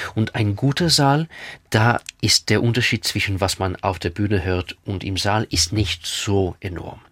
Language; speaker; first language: German; non-native, fluent; Russian